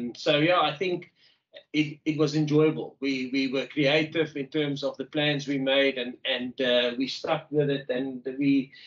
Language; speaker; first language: English; non-native, local second language; Afrikaans